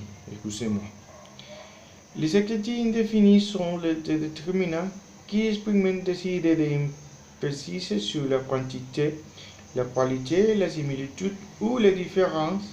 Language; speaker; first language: French; non-native, learner; Spanish